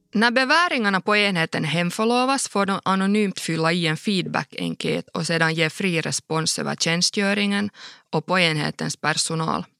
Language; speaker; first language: Swedish; native; Swedish